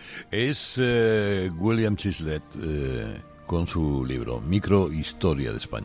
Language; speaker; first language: Spanish; native; Spanish